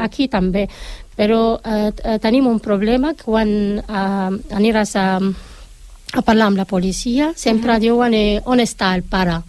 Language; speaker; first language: Catalan; non-native, learner; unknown